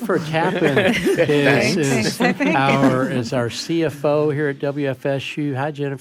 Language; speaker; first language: English; native; English